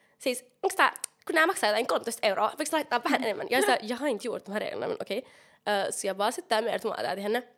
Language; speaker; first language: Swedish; native; Swedish